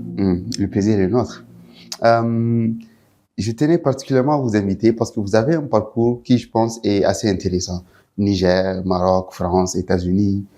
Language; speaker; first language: French; non-native, local second language; Hausa